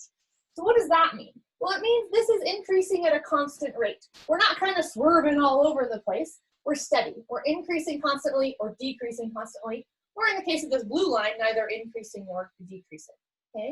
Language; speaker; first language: English; native; English